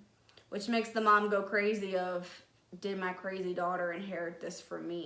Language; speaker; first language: English; native; English